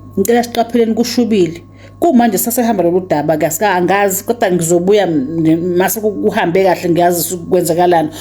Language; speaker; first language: Zulu; native; Zulu